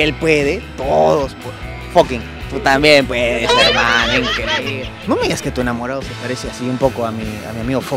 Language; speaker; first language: Spanish; native; Spanish